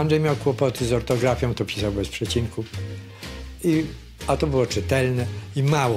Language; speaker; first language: Polish; native; Polish